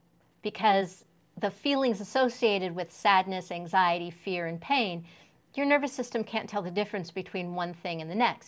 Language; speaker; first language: English; native; English